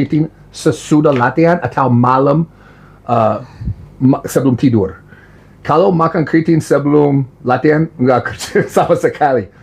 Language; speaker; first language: Indonesian; non-native, learner; English